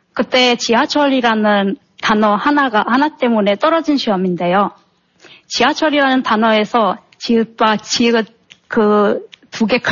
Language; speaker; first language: Korean; non-native, fluent; Turkmen